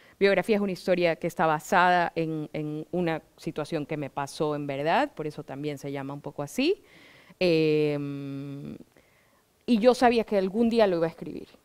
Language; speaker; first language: Spanish; native; Spanish